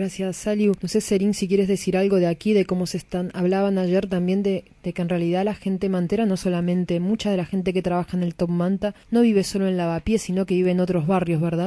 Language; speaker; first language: Spanish; native; Spanish